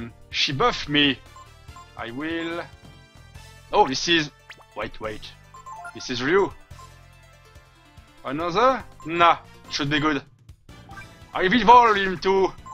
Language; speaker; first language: English; non-native, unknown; French